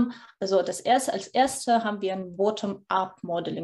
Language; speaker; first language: German; non-native, fluent; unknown